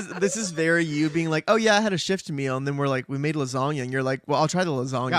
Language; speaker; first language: English; native; English